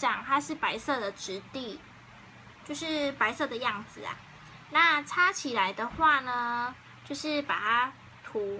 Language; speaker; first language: Chinese; native; Chinese